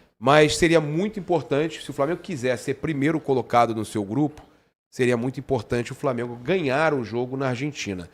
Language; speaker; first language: Portuguese; native; Portuguese